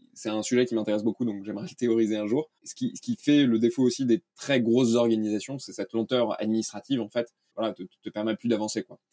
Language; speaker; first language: French; native; French